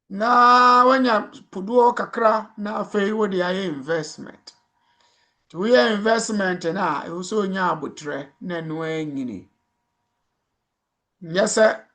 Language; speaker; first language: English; non-native, local second language; Akan